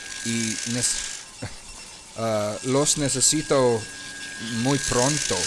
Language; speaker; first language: Spanish; non-native, learner; English